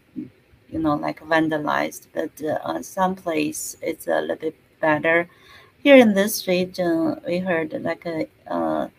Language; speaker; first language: English; non-native, fluent; Chinese